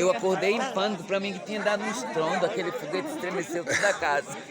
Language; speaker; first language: Portuguese; native; Portuguese